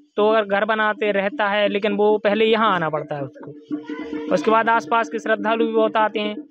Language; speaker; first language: Hindi; native; Hindi